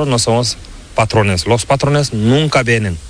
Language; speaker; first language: Spanish; non-native, learner; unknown